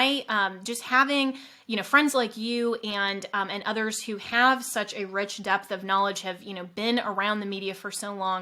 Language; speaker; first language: English; native; English